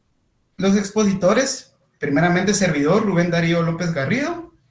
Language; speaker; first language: Spanish; native; Spanish